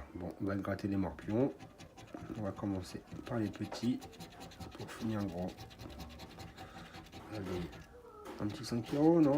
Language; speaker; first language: French; native; French